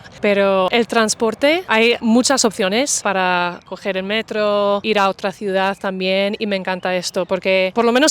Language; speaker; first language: Spanish; non-native, fluent; English